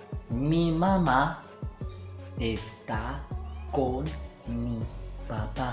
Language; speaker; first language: Spanish; native; Spanish